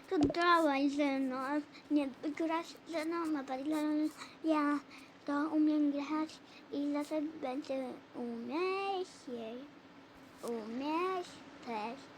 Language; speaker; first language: Polish; early bilingual, heritage; Polish